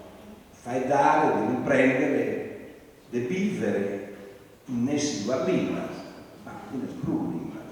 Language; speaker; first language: Italian; non-native, local second language; Sardinian